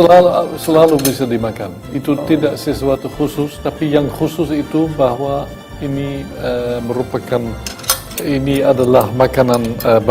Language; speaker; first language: Indonesian; non-native, fluent; Dutch